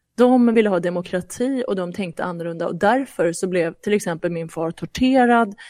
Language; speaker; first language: Swedish; early bilingual, other home language; Persian